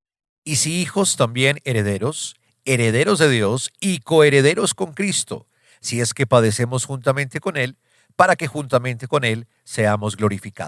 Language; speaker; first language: Spanish; native; Spanish